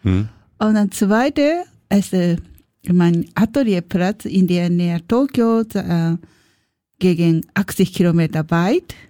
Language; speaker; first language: German; non-native, learner; Japanese